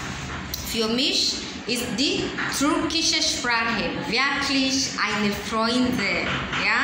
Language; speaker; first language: German; non-native, learner; English